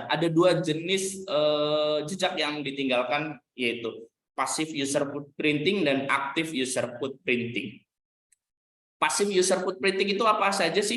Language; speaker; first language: Indonesian; native; Indonesian